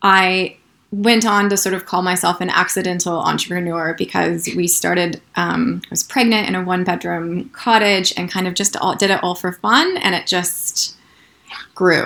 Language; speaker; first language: English; native; English